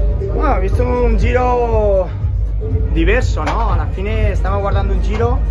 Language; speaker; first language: Italian; non-native, learner; Spanish